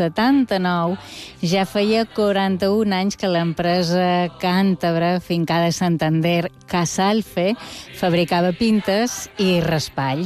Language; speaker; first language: Catalan; native; Catalan